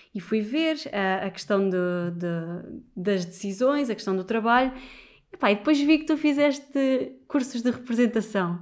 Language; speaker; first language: Portuguese; native; Portuguese